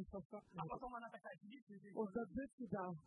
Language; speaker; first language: German; non-native, fluent; Russian